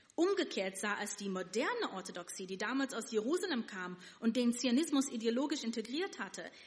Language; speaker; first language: German; non-native, fluent; Yiddish